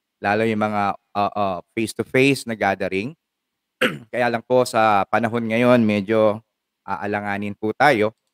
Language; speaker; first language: Filipino; non-native, local second language; Iloko